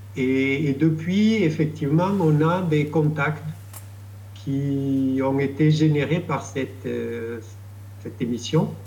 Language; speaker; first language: French; native; French